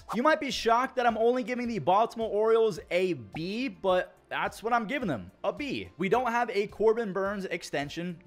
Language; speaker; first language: English; native; English